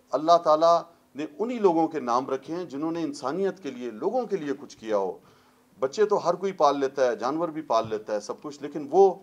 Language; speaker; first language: Urdu; non-native, local second language; Pashto